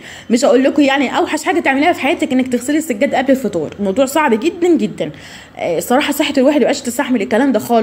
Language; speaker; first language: Arabic; native; Arabic